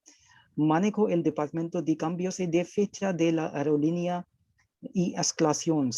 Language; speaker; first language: Spanish; non-native, learner; Hindi